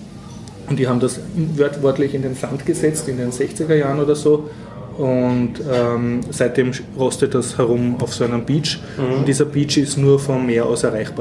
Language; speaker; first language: German; native; German